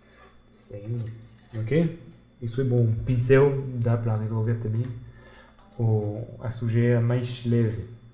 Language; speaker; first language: Portuguese; non-native, fluent; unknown